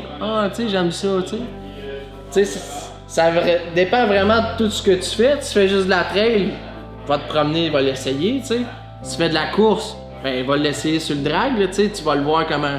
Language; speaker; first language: French; native; French